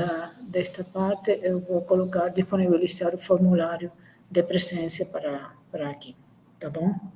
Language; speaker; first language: Portuguese; non-native, fluent; Spanish